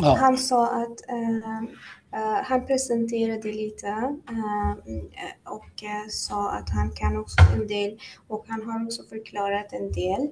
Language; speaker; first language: Swedish; non-native, fluent; Persian